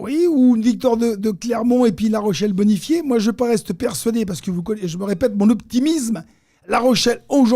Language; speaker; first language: French; native; French